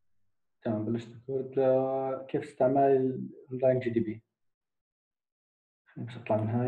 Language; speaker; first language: Arabic; native; Arabic